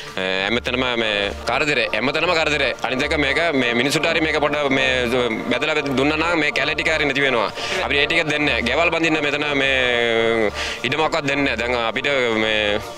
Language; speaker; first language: Sinhala; non-native, local second language; Tamil